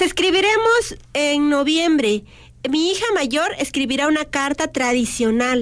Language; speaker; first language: Spanish; native; Spanish